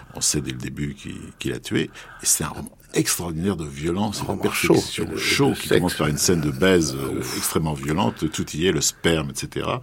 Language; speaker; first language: French; native; French